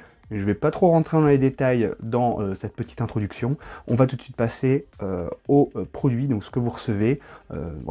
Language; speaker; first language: French; native; French